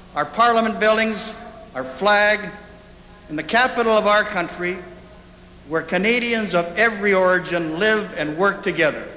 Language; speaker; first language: English; native; English